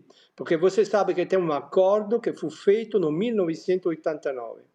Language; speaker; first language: Portuguese; non-native, fluent; Italian